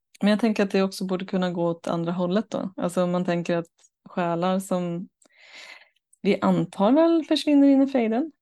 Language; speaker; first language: Swedish; native; Swedish